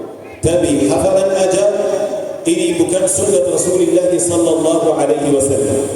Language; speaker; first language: Indonesian; non-native, learner; Arabic